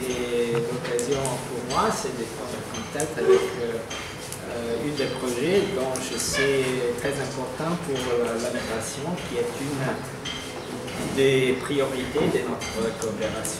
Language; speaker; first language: French; non-native, fluent; Italian